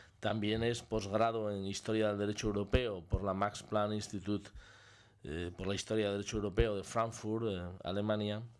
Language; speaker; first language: Spanish; native; Spanish